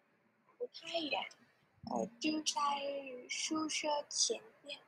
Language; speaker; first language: Chinese; non-native, learner; Vietnamese